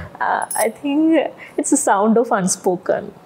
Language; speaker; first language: Telugu; non-native, fluent; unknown